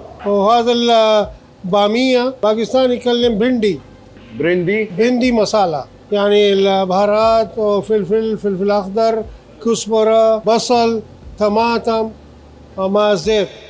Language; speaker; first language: Arabic; non-native, learner; Urdu